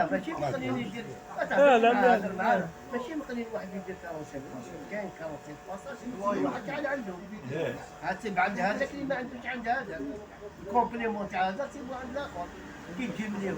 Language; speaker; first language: Arabic; native; Arabic